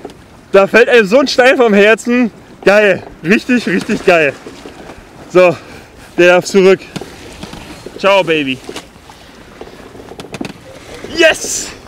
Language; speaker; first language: German; native; German